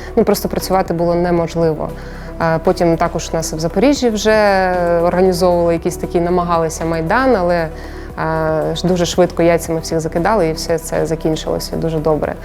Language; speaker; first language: Ukrainian; non-native, local second language; Russian